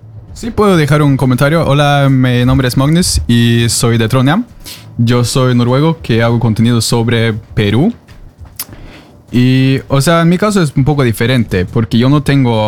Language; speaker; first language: Spanish; non-native, fluent; Norwegian